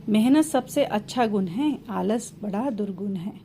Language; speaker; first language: Hindi; non-native, local second language; Telugu